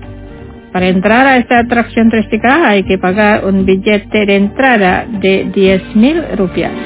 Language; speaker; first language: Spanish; non-native, fluent; Indonesian